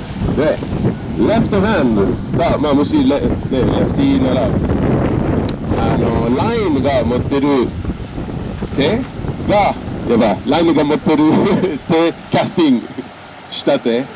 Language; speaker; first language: Japanese; non-native, fluent; French